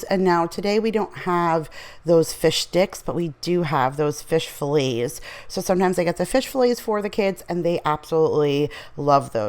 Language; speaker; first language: English; native; English